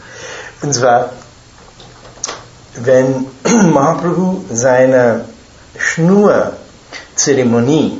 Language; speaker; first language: German; non-native, fluent; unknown